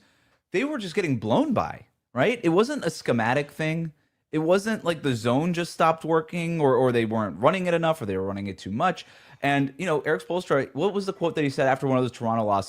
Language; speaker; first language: English; native; English